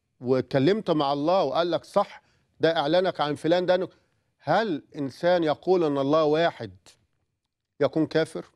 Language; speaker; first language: Arabic; native; Arabic